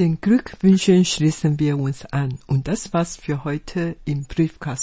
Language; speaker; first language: German; non-native, fluent; Chinese